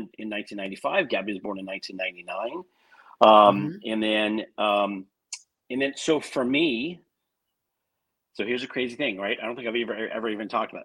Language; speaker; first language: English; native; English